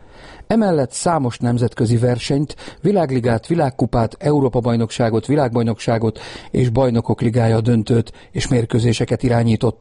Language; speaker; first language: Hungarian; native; Hungarian